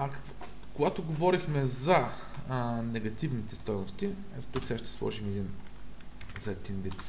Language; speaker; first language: Bulgarian; native; Bulgarian